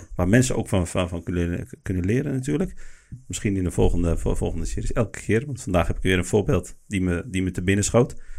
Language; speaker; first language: Dutch; early bilingual, other home language; Arabic